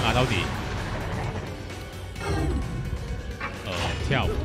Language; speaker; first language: Chinese; native; Chinese